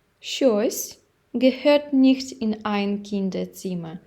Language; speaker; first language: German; non-native, fluent; Ukrainian